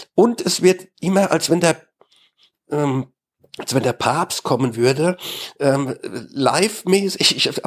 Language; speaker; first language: German; native; German